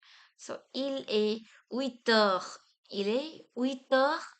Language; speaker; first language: French; non-native, fluent; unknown